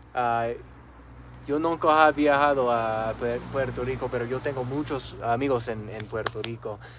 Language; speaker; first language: Spanish; non-native, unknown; English